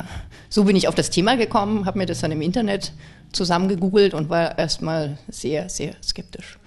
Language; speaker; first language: German; native; German